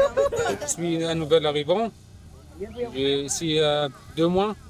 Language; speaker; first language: French; non-native, learner; Arabic